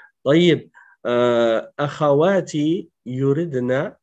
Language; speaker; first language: Arabic; non-native, fluent; French